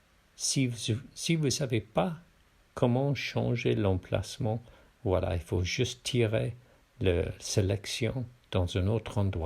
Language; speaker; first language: French; non-native, fluent; English